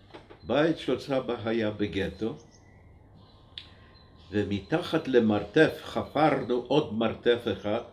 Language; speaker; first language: Hebrew; non-native, fluent; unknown